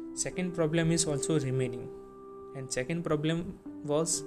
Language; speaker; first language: English; non-native, local second language; Gujarati